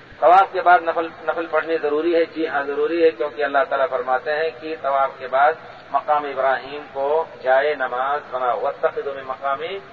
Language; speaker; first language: Urdu; native; Urdu